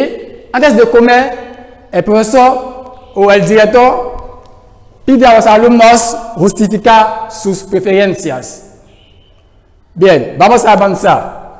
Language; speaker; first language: Spanish; non-native, fluent; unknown